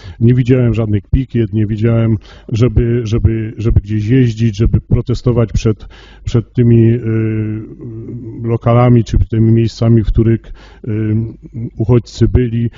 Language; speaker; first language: Polish; native; Polish